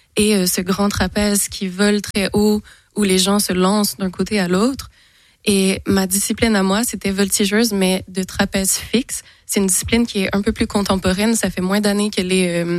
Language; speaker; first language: French; native; French